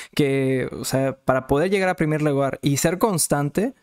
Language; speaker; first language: Spanish; non-native, fluent; Serbian